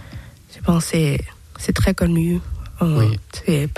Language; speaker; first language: French; non-native, learner; Thai